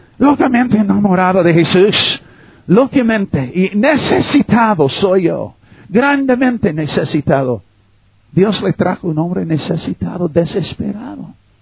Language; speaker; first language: Spanish; non-native, fluent; English